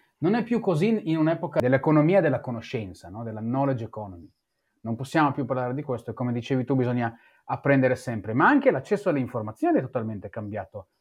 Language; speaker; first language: Italian; non-native, fluent; Hebrew